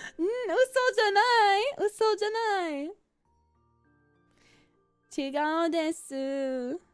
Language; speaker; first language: Japanese; non-native, learner; English